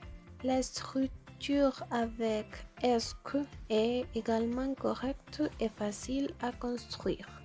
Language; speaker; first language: French; non-native, learner; Spanish